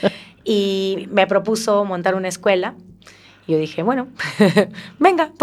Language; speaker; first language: Spanish; native; Spanish